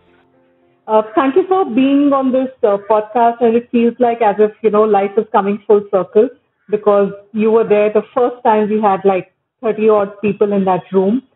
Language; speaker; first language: English; non-native, local second language; Hindi